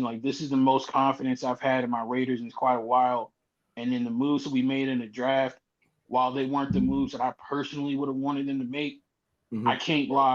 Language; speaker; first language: English; native; English